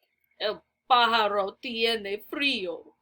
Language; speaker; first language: Spanish; non-native, learner; English